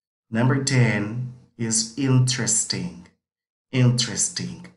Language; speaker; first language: English; non-native, fluent; Spanish